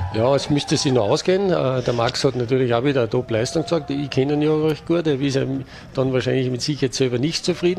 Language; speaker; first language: German; native; German